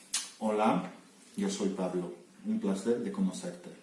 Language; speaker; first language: Spanish; non-native, fluent; Polish